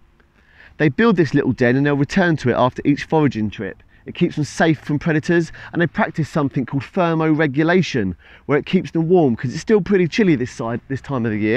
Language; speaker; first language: English; native; English